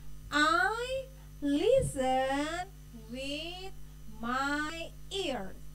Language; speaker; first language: English; non-native, fluent; Indonesian